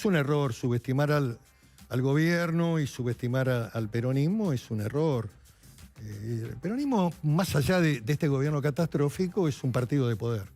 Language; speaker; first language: Spanish; native; Spanish